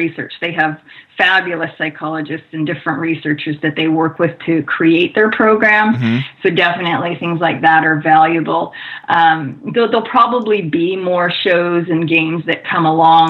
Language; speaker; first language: English; native; English